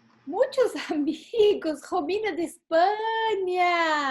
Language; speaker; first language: Portuguese; non-native, learner; Spanish